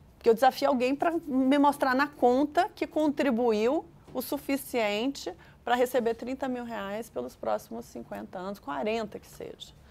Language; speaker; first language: Portuguese; native; Portuguese